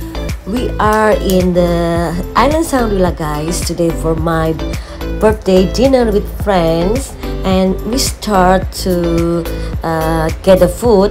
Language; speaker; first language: English; non-native, learner; Indonesian